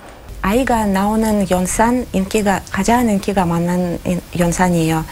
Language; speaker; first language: Korean; non-native, learner; Russian